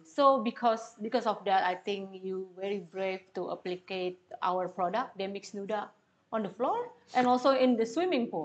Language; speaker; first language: English; non-native, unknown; Indonesian